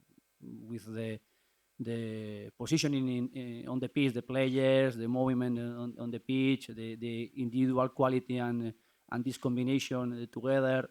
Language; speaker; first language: English; non-native, learner; Spanish